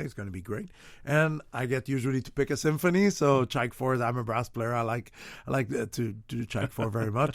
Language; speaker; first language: English; non-native, fluent; French